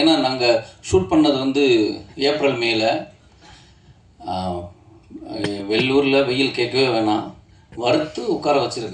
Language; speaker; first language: Tamil; native; Tamil